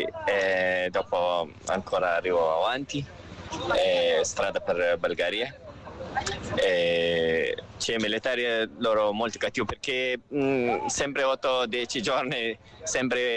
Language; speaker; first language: Italian; non-native, learner; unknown